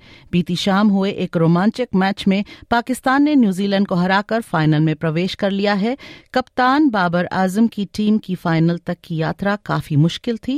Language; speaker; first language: Hindi; native; Hindi